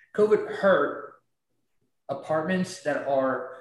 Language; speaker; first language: English; non-native, fluent; Spanish